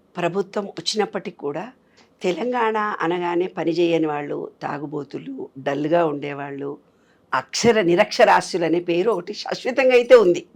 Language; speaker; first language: Telugu; native; Telugu